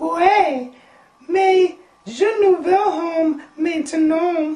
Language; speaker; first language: French; non-native, learner; English